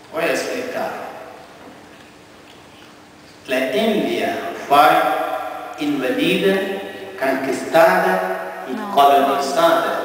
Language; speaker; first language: Spanish; non-native, fluent; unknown